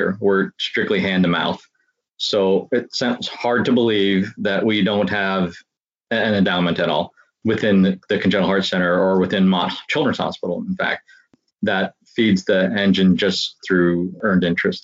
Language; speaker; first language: English; native; English